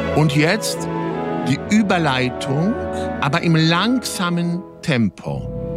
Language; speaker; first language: German; early bilingual, other home language; Polish